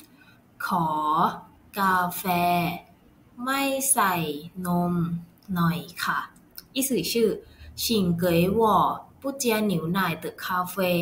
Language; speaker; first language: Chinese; non-native, learner; Thai